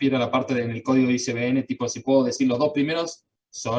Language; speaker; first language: Spanish; native; Spanish